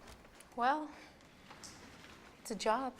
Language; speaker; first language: English; native; English